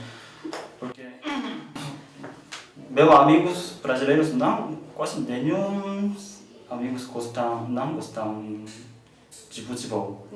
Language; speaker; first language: Portuguese; non-native, learner; Korean